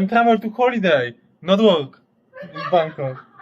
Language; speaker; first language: English; non-native, learner; Polish